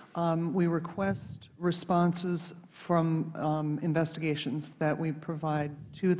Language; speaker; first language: English; native; English